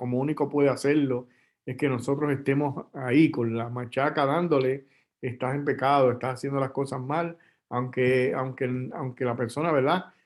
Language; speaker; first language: Spanish; native; Spanish